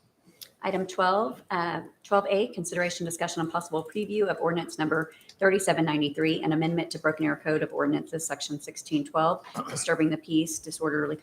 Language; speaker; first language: English; native; English